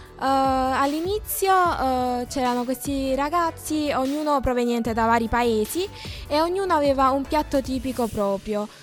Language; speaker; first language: Italian; early bilingual, other home language; Chinese